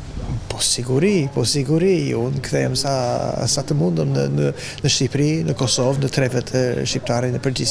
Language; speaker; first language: Albanian; non-native, fluent; English